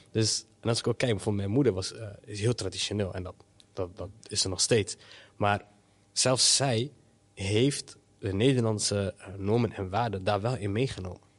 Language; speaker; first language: Dutch; early bilingual, other home language; Somali